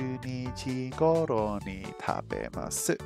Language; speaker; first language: Japanese; non-native, learner; English